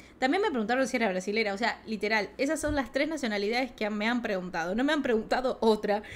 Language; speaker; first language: Spanish; native; Spanish